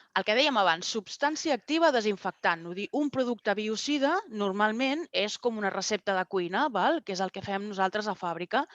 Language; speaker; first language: Catalan; non-native, local second language; Spanish